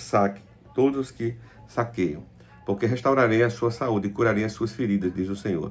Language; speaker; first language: Portuguese; native; Portuguese